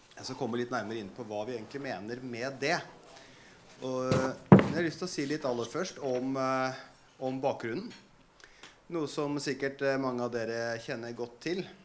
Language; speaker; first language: Norwegian; native; Norwegian